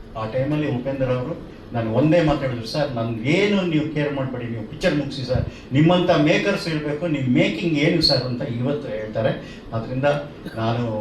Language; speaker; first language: Kannada; native; Kannada